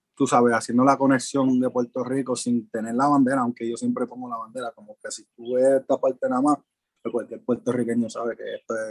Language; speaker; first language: Spanish; early bilingual, heritage; Spanish